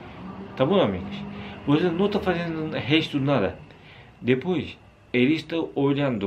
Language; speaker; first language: Portuguese; non-native, learner; Turkish